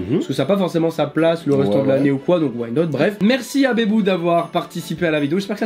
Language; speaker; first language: French; native; French